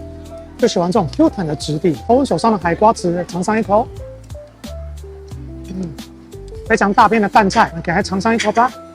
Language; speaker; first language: Chinese; native; Chinese